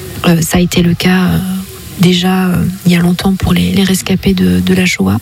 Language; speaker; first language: French; non-native, local second language; Kinyarwanda